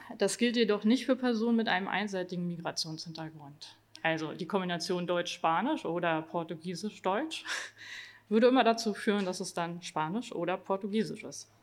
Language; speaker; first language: German; native; German